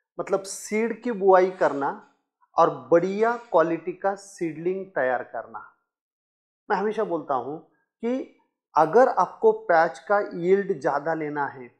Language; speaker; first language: Hindi; non-native, local second language; Marathi